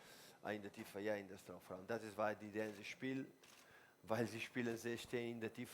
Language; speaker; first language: German; non-native, learner; Spanish